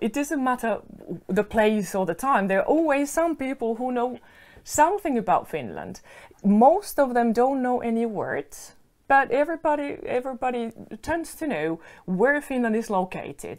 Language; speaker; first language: English; non-native, fluent; Finnish